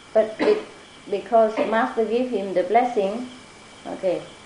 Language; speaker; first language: English; non-native, fluent; Vietnamese